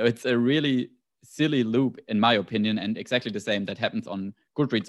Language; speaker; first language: English; non-native, fluent; German